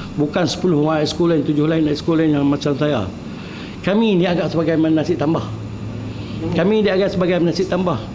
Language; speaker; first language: Malay; native; Malay